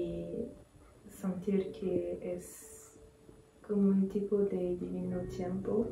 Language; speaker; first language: Spanish; non-native, learner; French